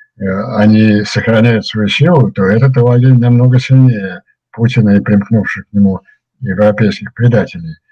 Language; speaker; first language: Russian; native; Russian